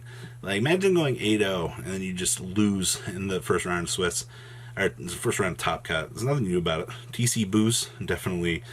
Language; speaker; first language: English; native; English